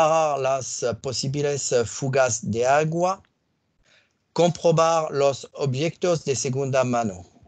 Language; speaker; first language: Spanish; non-native, learner; French